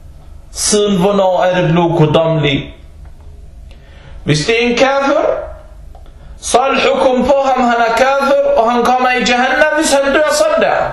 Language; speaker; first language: Danish; early bilingual, other home language; Arabic